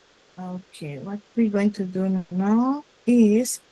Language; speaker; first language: English; non-native, learner; Spanish